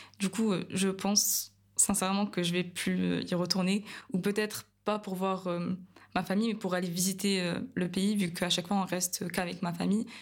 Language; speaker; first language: French; native; French